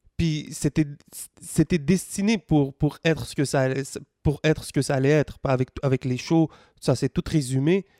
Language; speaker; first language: French; native; French